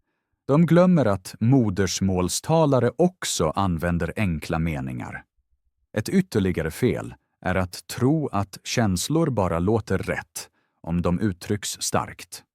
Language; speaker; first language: Swedish; non-native, fluent; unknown